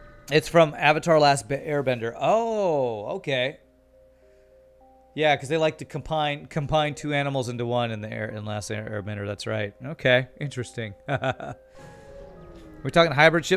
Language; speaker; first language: English; native; English